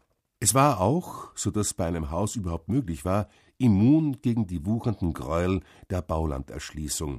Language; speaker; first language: German; native; German